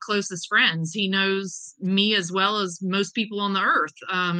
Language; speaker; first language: English; native; English